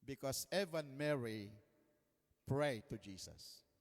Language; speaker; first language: English; non-native, local second language; Filipino